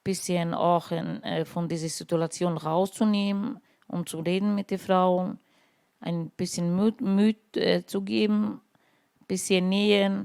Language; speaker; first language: German; non-native, learner; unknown